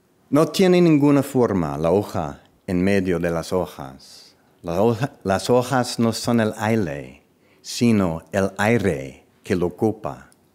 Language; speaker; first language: Spanish; non-native, fluent; English